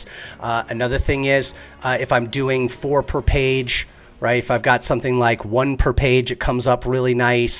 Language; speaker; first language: English; native; English